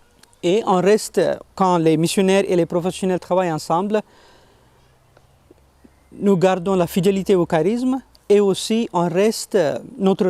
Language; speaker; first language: French; non-native, fluent; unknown